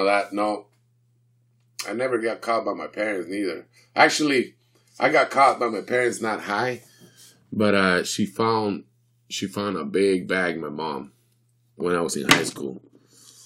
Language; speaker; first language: English; non-native, fluent; Spanish